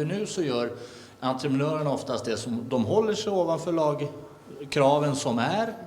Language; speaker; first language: Swedish; native; Swedish